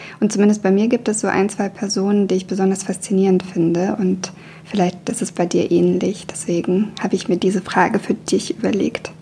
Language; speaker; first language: German; early bilingual, other home language; Russian